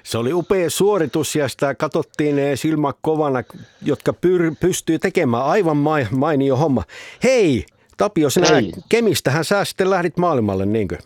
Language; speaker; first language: Finnish; native; Finnish